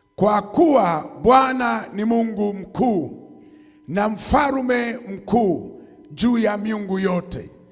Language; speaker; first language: Swahili; native; Swahili